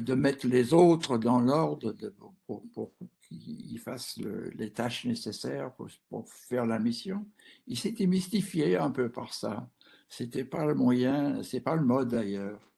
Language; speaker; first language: French; non-native, fluent; English